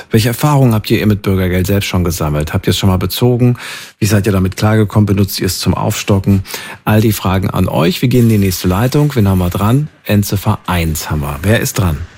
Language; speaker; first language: German; native; German